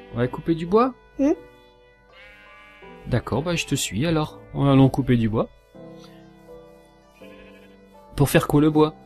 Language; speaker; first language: French; native; French